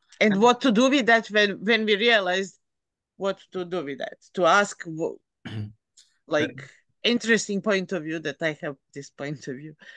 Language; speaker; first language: English; non-native, fluent; Serbian